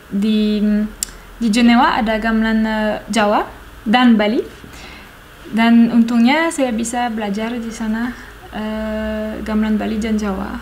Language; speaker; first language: Indonesian; non-native, fluent; French